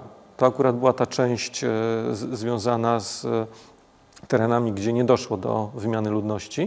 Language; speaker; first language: Polish; native; Polish